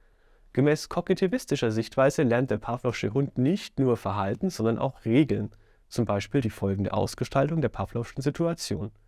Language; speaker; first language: German; native; German